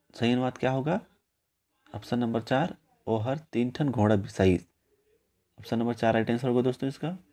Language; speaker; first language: Hindi; native; Hindi